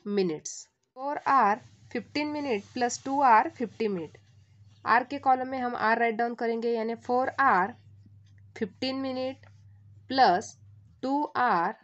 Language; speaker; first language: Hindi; non-native, local second language; Marathi